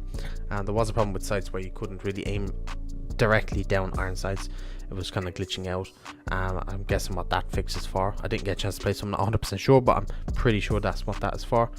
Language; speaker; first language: English; native; English